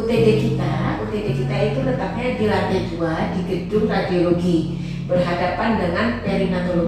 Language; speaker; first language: Indonesian; native; Indonesian